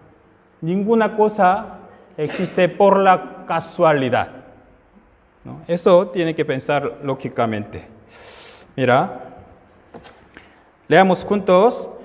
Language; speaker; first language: Spanish; non-native, fluent; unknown